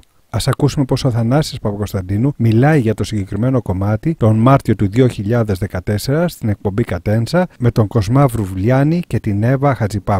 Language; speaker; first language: Greek; native; Greek